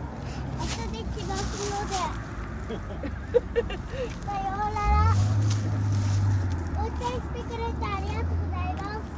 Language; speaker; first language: Japanese; early bilingual, other home language; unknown